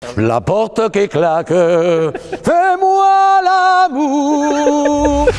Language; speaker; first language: French; non-native, fluent; Spanish